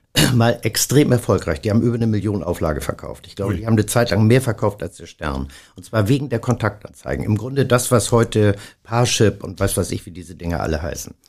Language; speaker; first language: German; native; German